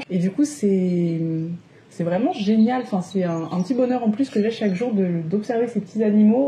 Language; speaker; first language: French; native; French